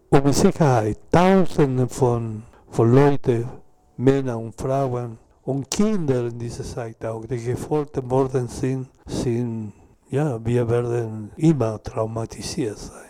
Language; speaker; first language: German; non-native, learner; Spanish